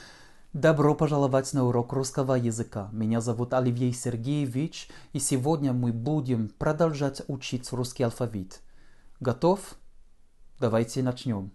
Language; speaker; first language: Russian; non-native, fluent; French